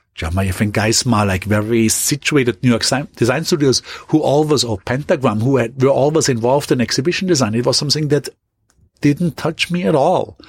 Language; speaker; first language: English; non-native, fluent; German